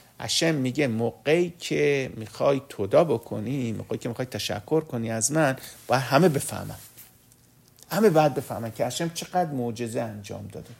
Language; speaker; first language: Persian; early bilingual, heritage; Persian